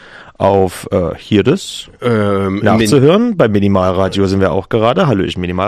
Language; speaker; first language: German; native; German